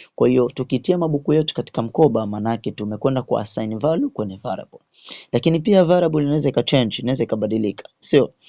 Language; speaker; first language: Swahili; native; Swahili